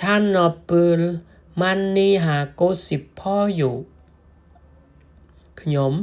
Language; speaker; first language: Korean; non-native, learner; Khmer